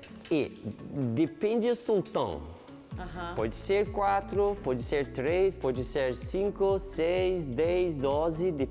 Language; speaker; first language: Portuguese; non-native, learner; Turkish